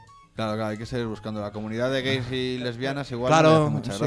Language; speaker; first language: Spanish; native; Spanish